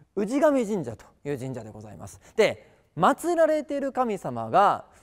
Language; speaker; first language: Japanese; native; Japanese